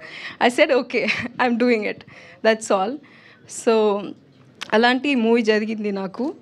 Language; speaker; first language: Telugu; non-native, local second language; Tamil